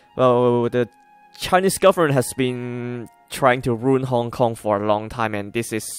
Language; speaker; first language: English; non-native, local second language; Cantonese